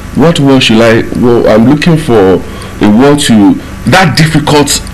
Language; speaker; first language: English; non-native, local second language; Yoruba